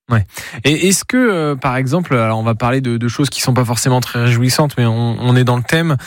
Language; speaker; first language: French; native; French